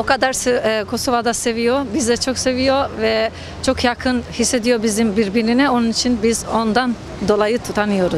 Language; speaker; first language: Turkish; non-native, fluent; Albanian